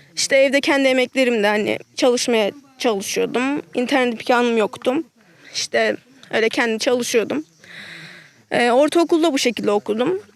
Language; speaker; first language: Turkish; native; Turkish